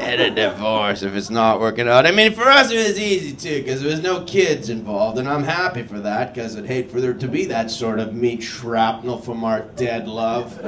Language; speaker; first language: English; native; English